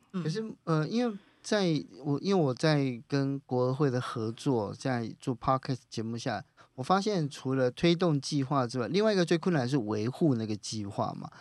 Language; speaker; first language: Chinese; native; Chinese